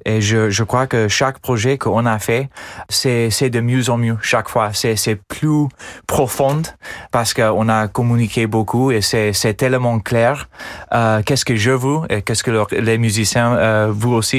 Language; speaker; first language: French; non-native, fluent; English